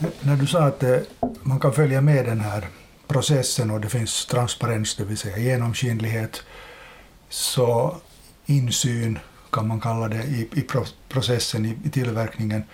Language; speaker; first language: Swedish; native; Swedish